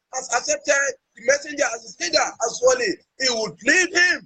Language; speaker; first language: English; non-native, local second language; Yoruba